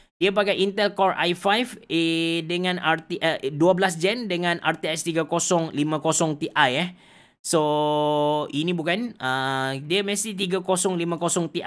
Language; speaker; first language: Malay; native; Malay